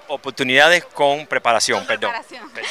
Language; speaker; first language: Spanish; early bilingual, other home language; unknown